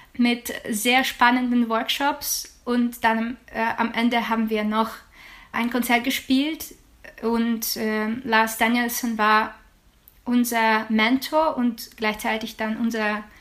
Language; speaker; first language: German; non-native, fluent; Ukrainian